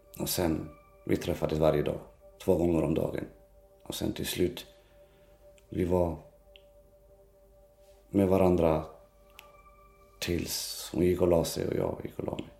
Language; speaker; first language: Swedish; non-native, local second language; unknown